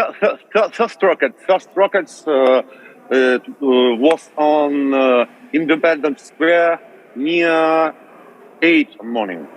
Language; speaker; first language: English; non-native, learner; Russian